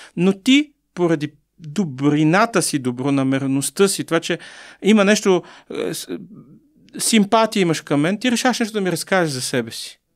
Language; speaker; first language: Bulgarian; native; Bulgarian